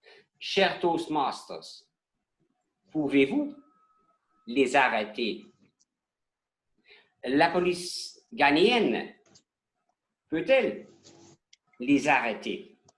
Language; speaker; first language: French; non-native, learner; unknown